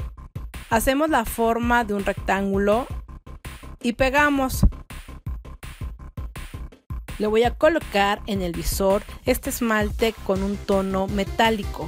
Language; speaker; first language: Spanish; native; Spanish